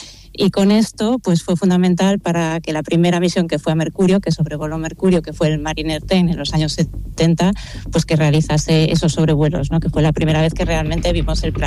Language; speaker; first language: Spanish; native; Spanish